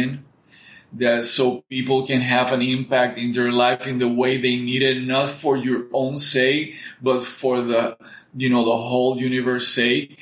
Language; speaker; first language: English; non-native, fluent; Spanish